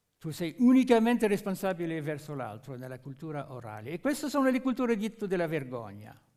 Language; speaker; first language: Italian; non-native, fluent; French